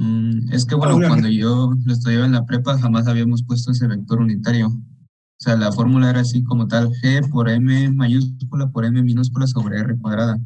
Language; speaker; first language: Spanish; native; Spanish